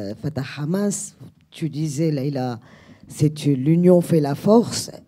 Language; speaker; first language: French; native; French